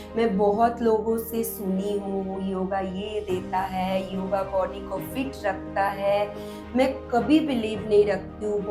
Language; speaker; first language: Hindi; non-native, local second language; Bangla